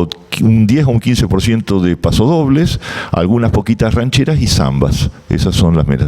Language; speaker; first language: Spanish; native; Spanish